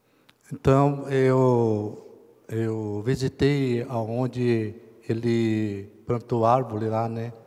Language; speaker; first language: Portuguese; non-native, local second language; Kayapó